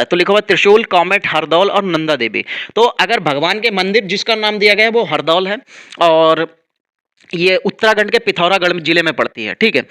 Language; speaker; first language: Hindi; native; Hindi